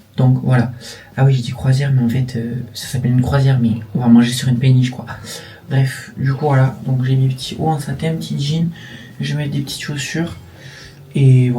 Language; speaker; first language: French; native; French